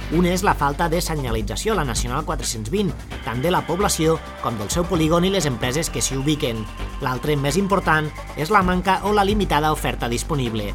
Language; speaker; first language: Catalan; native; Catalan